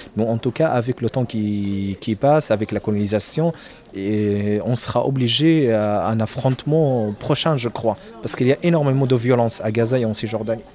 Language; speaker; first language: French; non-native, fluent; Arabic